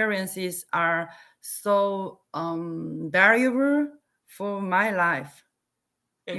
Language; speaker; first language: English; non-native, learner; Korean